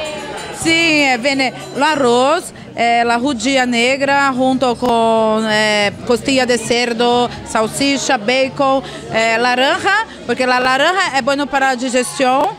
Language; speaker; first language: Spanish; non-native, learner; Portuguese